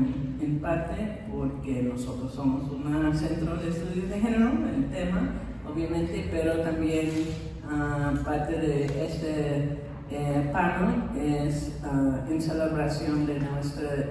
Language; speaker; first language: Spanish; non-native, fluent; English